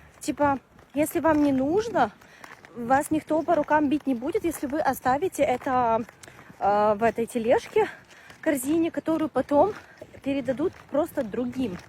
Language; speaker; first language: Russian; native; Russian